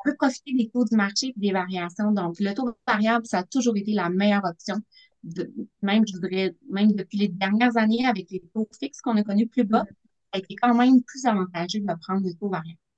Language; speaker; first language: French; native; French